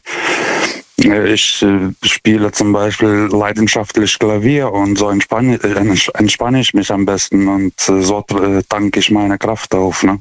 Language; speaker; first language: German; non-native, fluent; Lithuanian